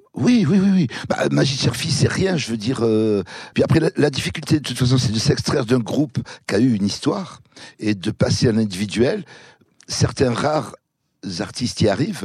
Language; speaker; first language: French; early bilingual, other home language; Kabyle